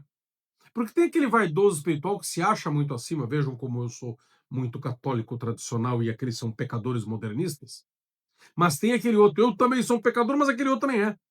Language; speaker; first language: Portuguese; native; Portuguese